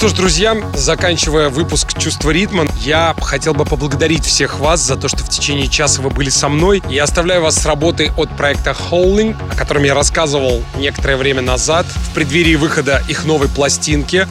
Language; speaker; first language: Russian; native; Russian